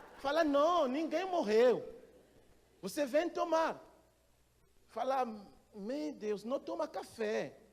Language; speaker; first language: Portuguese; non-native, fluent; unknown